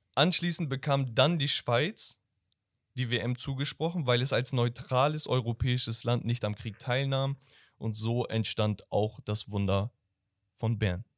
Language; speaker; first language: German; early bilingual, other home language; Turkish